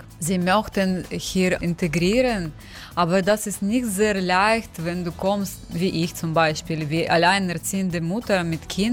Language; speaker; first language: German; non-native, learner; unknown